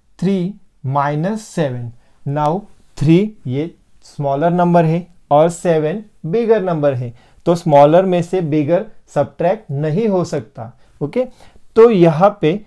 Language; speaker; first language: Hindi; non-native, local second language; Marathi